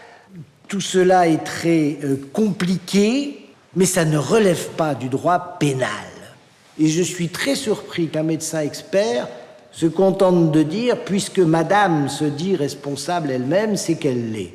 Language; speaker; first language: French; native; French